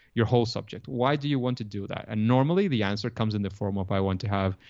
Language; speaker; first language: English; non-native, fluent; Spanish